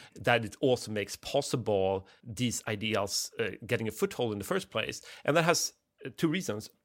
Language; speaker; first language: English; non-native, fluent; Swedish